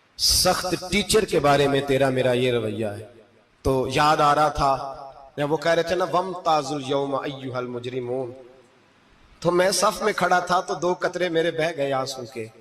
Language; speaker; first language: Urdu; non-native, local second language; Punjabi